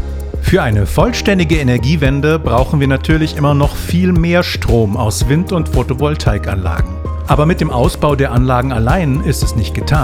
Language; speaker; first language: German; native; German